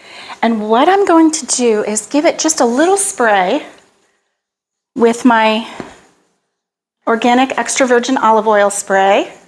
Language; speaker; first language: English; native; English